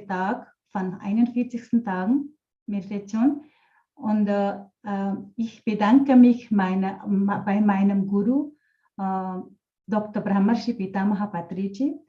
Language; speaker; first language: German; non-native, fluent; Telugu